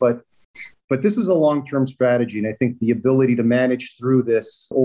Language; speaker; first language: English; native; English